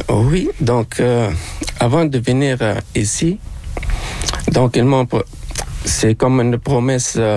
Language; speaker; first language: French; non-native, local second language; Arabic